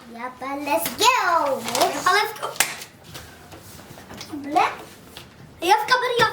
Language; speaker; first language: Swedish; early bilingual, other home language; Somali